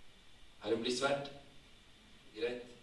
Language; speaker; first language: Norwegian; non-native, fluent; Tigrinya